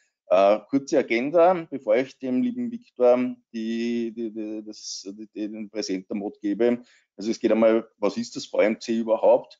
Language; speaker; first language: German; native; German